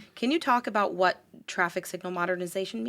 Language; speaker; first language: English; native; English